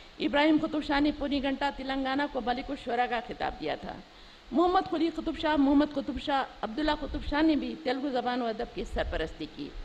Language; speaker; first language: Urdu; native; Urdu